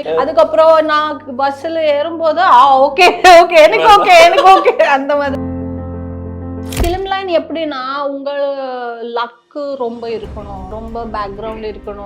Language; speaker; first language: Tamil; non-native, learner; Malayalam